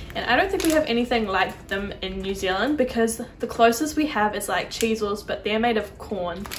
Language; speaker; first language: English; native; English